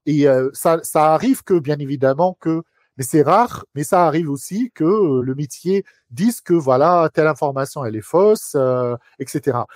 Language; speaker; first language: French; non-native, local second language; Arabic